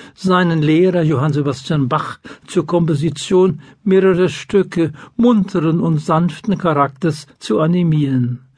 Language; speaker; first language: German; native; German